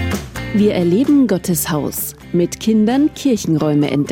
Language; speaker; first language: German; native; German